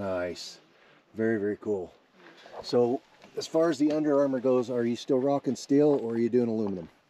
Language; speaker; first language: English; native; English